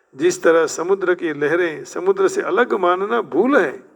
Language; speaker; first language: Hindi; non-native, local second language; Gujarati